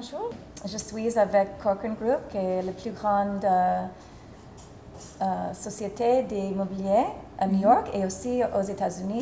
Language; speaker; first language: French; non-native, fluent; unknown